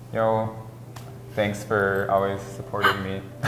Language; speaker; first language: English; native; English